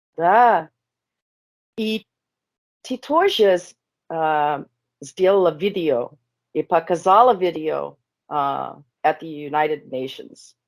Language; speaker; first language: Russian; non-native, learner; English